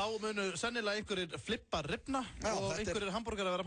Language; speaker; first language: Icelandic; native; Icelandic